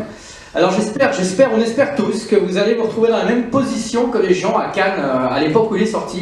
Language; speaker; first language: French; native; French